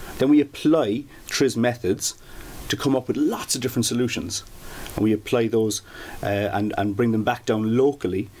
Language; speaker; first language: English; native; English